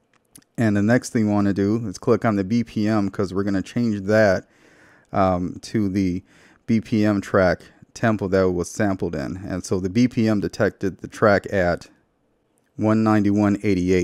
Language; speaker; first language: English; native; English